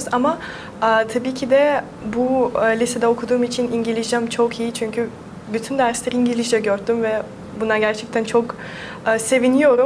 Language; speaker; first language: Turkish; non-native, fluent; Russian